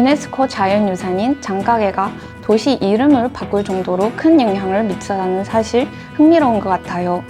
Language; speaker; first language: Korean; non-native, fluent; Chinese